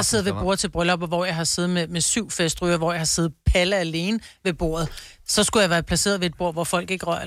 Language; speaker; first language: Danish; native; Danish